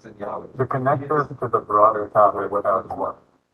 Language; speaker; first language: English; native; English